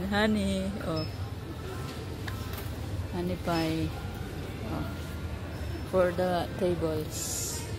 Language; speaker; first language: English; non-native, learner; Filipino